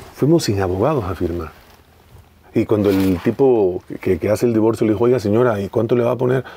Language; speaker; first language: Spanish; native; Spanish